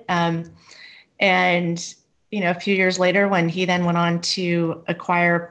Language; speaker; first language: English; native; English